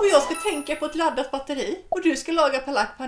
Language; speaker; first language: Swedish; native; Swedish